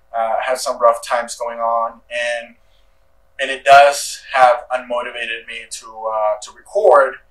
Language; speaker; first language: English; early bilingual, other home language; Spanish